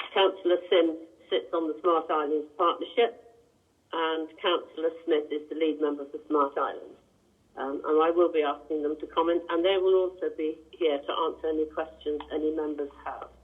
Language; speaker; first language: English; native; English